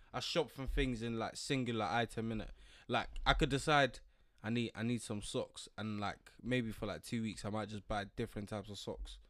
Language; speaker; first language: English; early bilingual, other home language; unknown